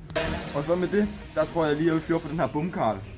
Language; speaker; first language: Danish; native; Danish